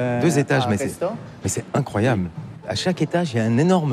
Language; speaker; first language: French; native; French